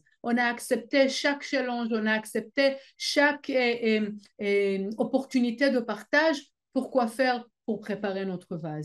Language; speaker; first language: French; non-native, fluent; Hebrew